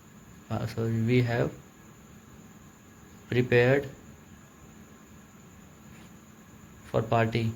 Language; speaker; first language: English; non-native, learner; Hindi